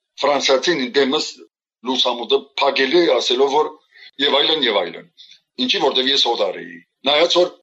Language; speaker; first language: Armenian; early bilingual, heritage; Armenian